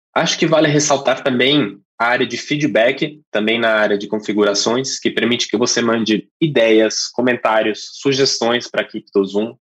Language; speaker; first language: Portuguese; non-native, fluent; English